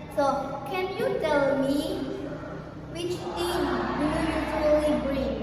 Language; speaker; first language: English; non-native, learner; Indonesian